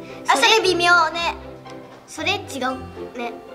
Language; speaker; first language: Japanese; native; Japanese